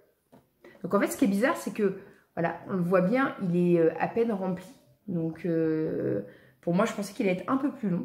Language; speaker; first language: French; native; French